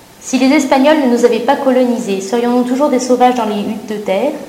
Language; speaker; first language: French; native; French